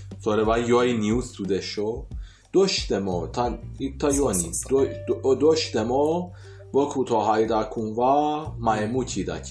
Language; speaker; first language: Japanese; non-native, fluent; Persian